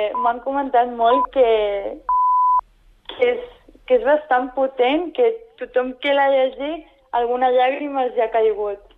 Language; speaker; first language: Catalan; non-native, local second language; Spanish